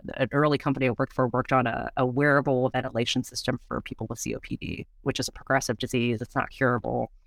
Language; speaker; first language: English; native; English